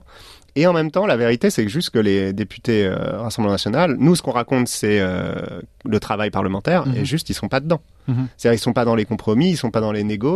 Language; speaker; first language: French; native; French